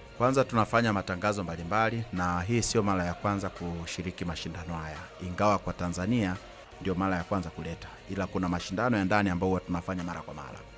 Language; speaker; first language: Swahili; native; Swahili